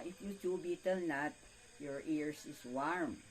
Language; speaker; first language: English; non-native, learner; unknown